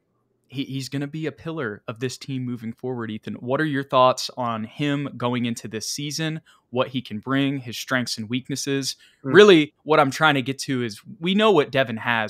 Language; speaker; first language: English; native; English